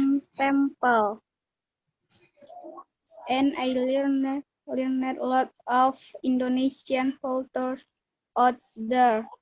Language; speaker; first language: English; non-native, learner; Indonesian